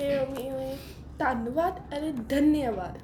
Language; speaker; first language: Portuguese; non-native, learner; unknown